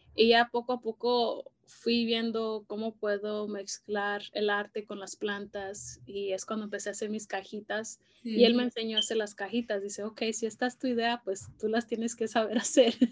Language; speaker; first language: Spanish; early bilingual, heritage; Spanish